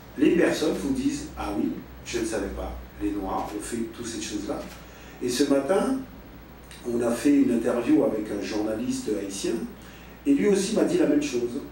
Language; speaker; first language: French; native; French